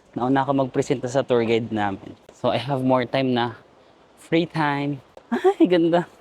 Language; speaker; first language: Filipino; non-native, local second language; Cebuano